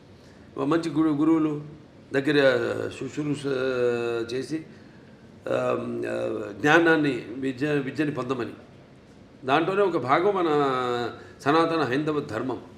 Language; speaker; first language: Telugu; native; Telugu